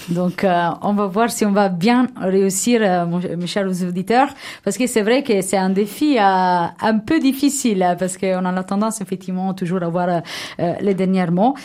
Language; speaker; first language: French; non-native, fluent; Italian